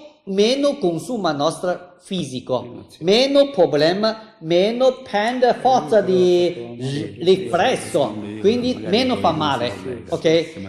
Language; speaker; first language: Italian; non-native, learner; Chinese